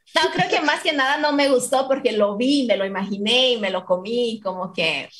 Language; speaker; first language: Spanish; non-native, fluent; English